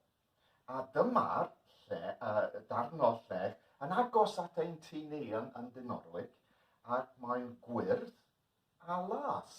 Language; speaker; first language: Welsh; non-native, local second language; English